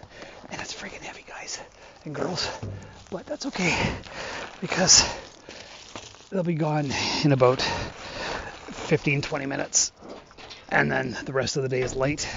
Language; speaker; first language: English; native; English